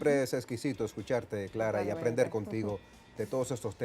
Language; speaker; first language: Spanish; native; Spanish